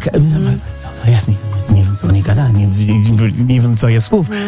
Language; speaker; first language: Polish; non-native, fluent; English